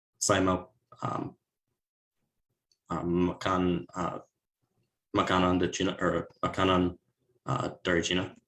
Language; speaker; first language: Indonesian; non-native, learner; English